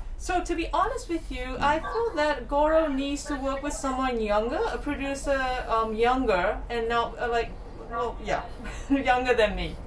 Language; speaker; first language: English; non-native, fluent; Japanese